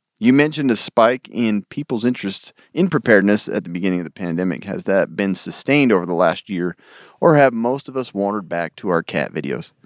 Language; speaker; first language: English; native; English